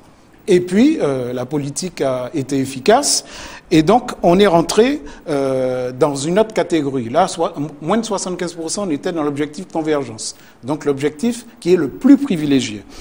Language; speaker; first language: French; native; French